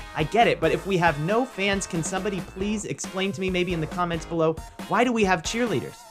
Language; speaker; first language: English; native; English